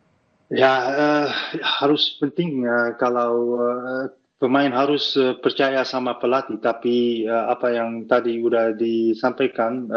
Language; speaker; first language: Indonesian; early bilingual, heritage; Dutch